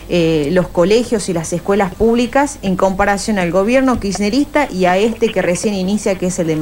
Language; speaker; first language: Spanish; native; Spanish